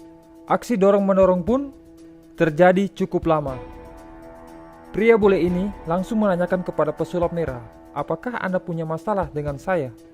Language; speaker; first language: Indonesian; native; Indonesian